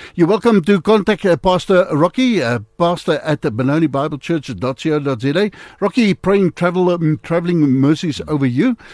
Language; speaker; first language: English; non-native, local second language; Afrikaans